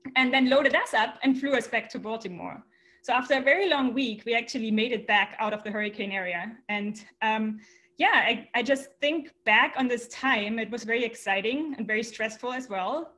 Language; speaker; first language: English; non-native, fluent; German